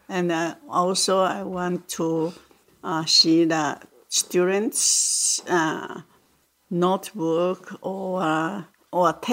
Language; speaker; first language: English; non-native, learner; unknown